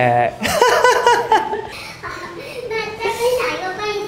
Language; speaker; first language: Chinese; native; Chinese